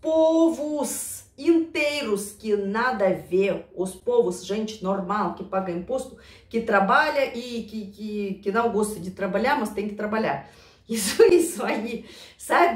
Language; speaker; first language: Portuguese; non-native, fluent; Russian